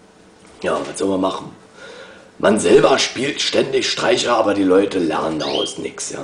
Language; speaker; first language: German; native; German